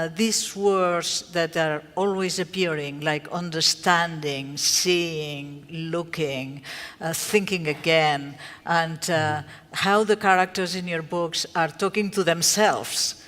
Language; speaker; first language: English; non-native, fluent; Catalan